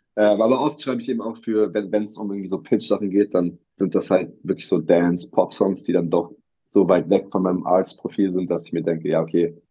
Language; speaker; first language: German; native; German